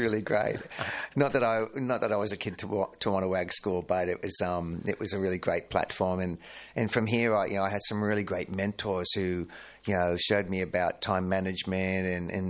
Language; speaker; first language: English; native; English